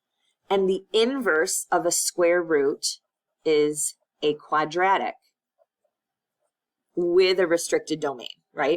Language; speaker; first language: English; native; English